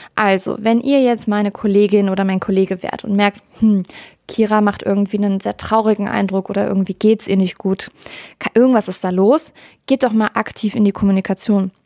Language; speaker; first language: German; native; German